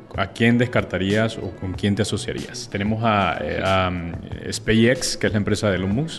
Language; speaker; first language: Spanish; native; Spanish